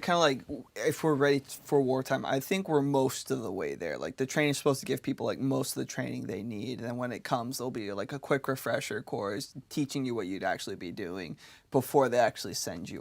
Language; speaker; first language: English; non-native, fluent; Finnish